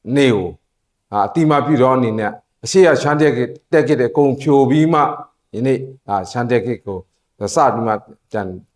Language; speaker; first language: Burmese; non-native, local second language; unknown